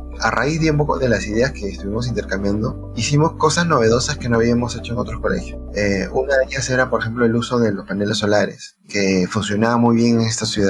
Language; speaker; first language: Spanish; native; Spanish